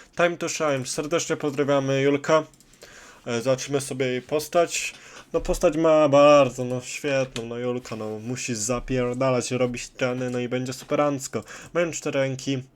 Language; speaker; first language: Polish; native; Polish